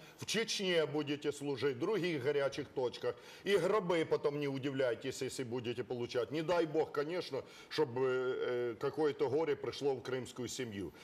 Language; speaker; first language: Russian; non-native, local second language; Ukrainian